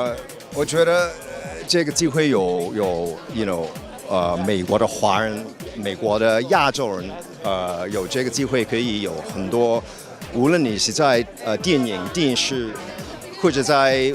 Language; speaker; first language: Chinese; early bilingual, heritage; Chinese